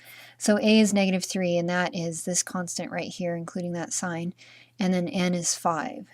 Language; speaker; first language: English; native; English